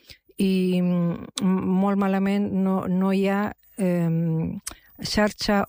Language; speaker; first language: Catalan; non-native, local second language; Spanish